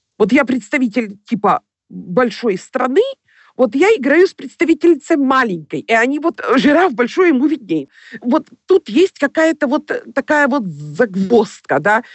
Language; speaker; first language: Russian; native; Russian